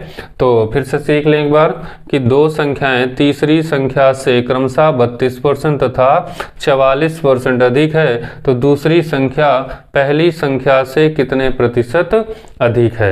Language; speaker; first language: Hindi; native; Hindi